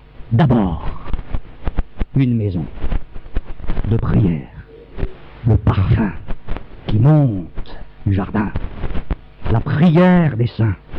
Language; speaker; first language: French; native; French